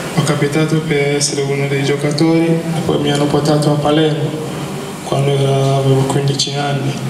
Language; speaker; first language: Italian; non-native, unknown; Akan